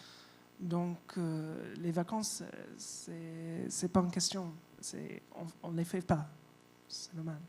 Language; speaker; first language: French; non-native, fluent; English